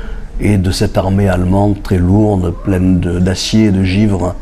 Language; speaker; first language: French; native; French